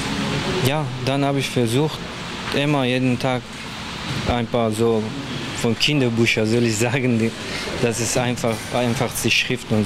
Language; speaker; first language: German; non-native, learner; Persian